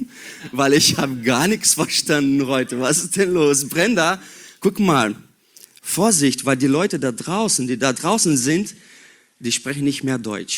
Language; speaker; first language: German; non-native, learner; Portuguese